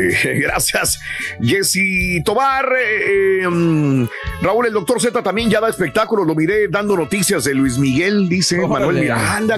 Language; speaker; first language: Spanish; native; Spanish